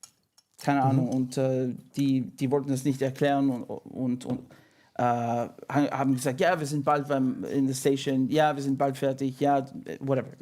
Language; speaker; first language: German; non-native, fluent; English